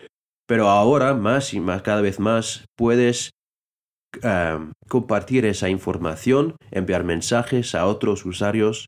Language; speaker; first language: Spanish; non-native, fluent; English